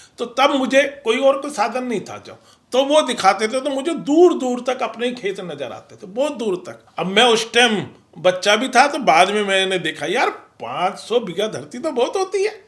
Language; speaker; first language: Hindi; non-native, local second language; Punjabi